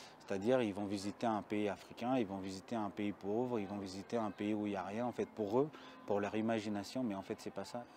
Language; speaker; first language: French; early bilingual, other home language; Amharic